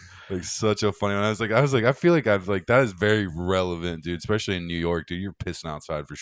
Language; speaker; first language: English; native; English